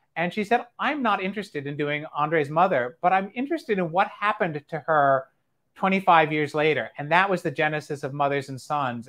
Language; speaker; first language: English; native; English